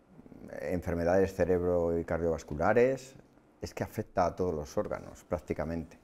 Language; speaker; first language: Spanish; native; Spanish